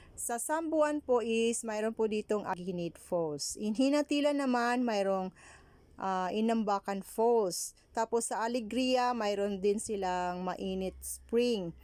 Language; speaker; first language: Filipino; non-native, local second language; Cebuano